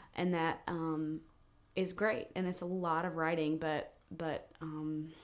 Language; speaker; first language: English; native; English